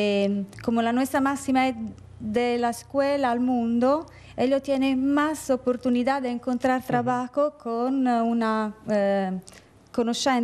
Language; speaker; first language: Spanish; non-native, fluent; Italian